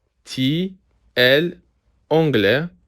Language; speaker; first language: French; non-native, fluent; Persian